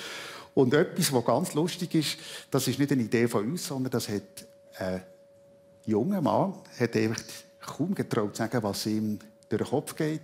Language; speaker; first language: German; native; German